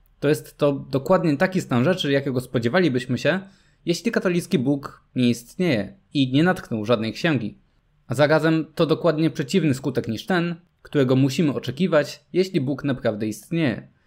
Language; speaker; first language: Polish; native; Polish